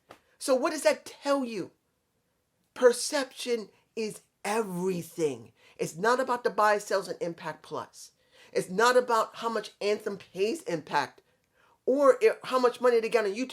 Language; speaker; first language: English; native; English